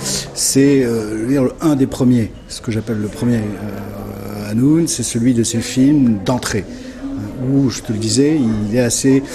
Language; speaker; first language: French; native; French